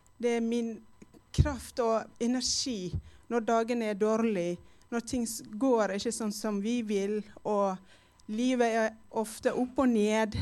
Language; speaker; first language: Norwegian; non-native, fluent; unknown